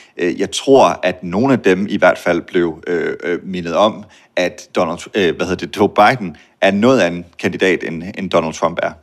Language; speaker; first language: Danish; native; Danish